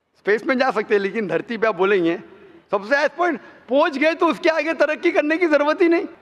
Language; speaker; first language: Hindi; non-native, local second language; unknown